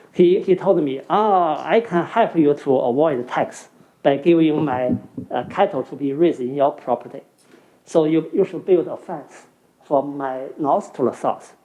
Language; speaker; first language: English; non-native, fluent; Chinese